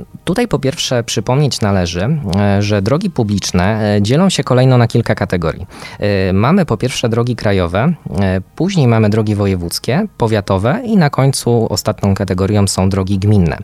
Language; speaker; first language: Polish; native; Polish